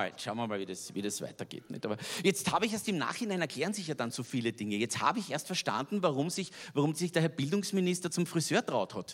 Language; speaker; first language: German; native; German